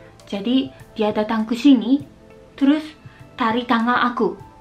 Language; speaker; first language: Indonesian; non-native, fluent; Japanese